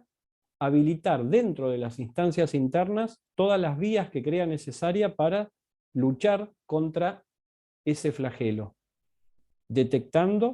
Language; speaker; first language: Spanish; native; Spanish